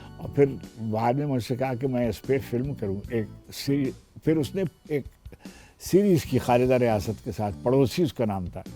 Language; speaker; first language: Urdu; native; Urdu